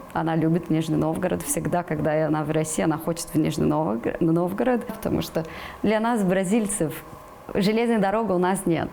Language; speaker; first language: Russian; non-native, fluent; Portuguese